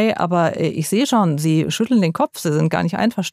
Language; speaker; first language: German; native; German